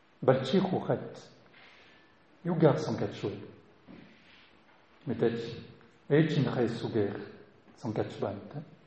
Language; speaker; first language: Mongolian; non-native, learner; French